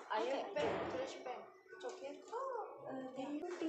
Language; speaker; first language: English; non-native, learner; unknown